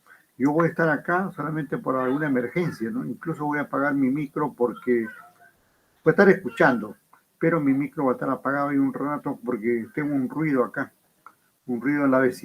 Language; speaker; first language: Spanish; native; Spanish